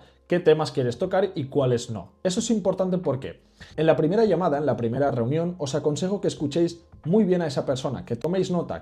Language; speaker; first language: Spanish; native; Spanish